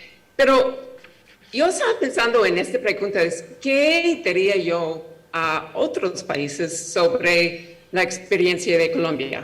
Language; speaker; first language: Spanish; non-native, fluent; English